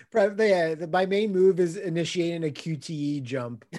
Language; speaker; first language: English; native; English